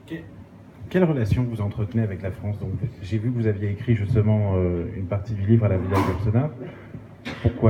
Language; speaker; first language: French; native; French